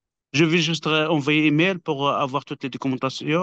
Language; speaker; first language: French; non-native, fluent; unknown